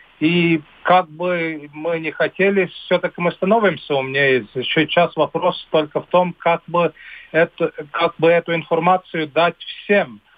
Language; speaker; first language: Russian; non-native, local second language; Latvian